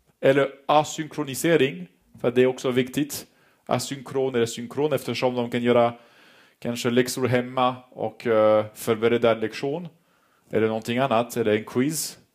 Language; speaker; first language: Swedish; non-native, fluent; French